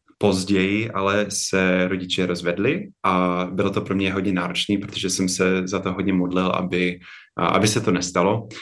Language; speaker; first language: Czech; non-native, fluent; English